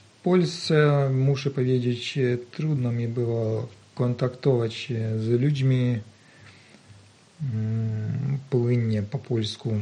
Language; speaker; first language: Polish; non-native, learner; Ukrainian